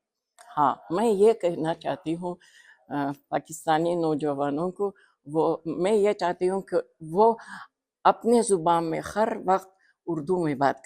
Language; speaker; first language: Hindi; non-native, fluent; Uzbek